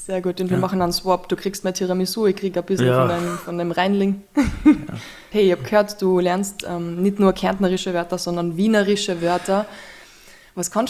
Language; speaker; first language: German; native; German